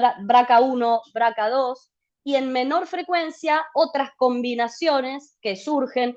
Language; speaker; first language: Spanish; native; Spanish